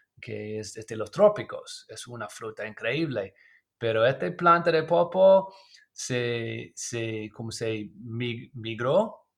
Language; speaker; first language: Spanish; non-native, learner; English